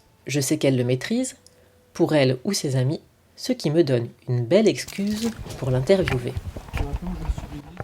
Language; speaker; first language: French; native; French